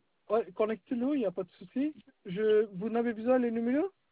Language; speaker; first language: French; non-native, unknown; Bangla